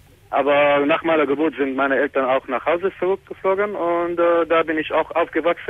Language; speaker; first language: German; non-native, fluent; Arabic